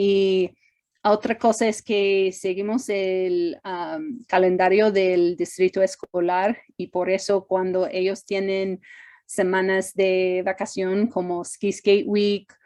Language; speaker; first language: Spanish; non-native, fluent; English